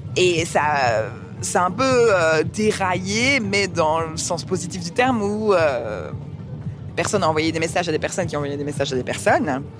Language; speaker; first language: French; native; French